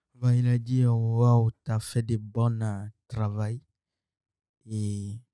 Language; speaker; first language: French; non-native, local second language; Sango